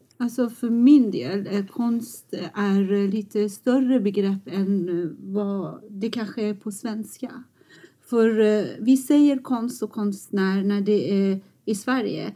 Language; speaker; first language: Swedish; early bilingual, other home language; Persian